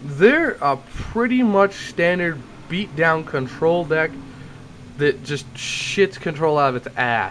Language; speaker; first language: English; native; English